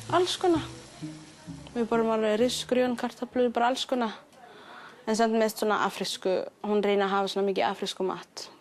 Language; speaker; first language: Icelandic; early bilingual, other home language; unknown